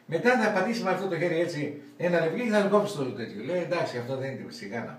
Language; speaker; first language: Greek; native; Greek